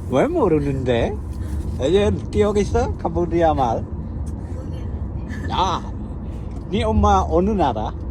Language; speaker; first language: Korean; non-native, learner; Khmer